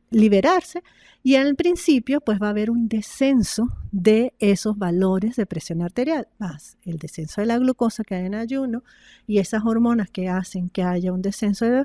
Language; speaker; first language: Spanish; native; Spanish